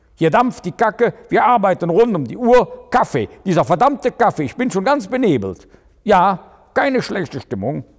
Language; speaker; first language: German; native; German